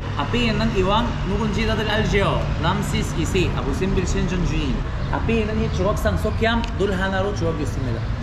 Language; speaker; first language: Korean; non-native, fluent; Arabic